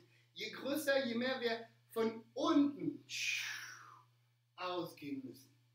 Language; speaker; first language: German; non-native, fluent; French